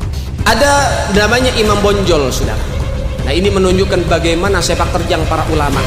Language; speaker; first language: Indonesian; native; Indonesian